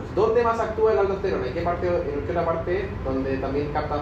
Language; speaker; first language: Spanish; native; Spanish